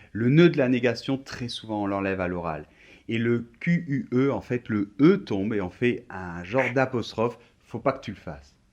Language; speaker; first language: French; native; French